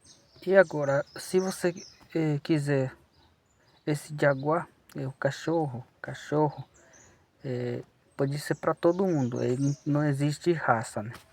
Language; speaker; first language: Portuguese; non-native, local second language; Guarani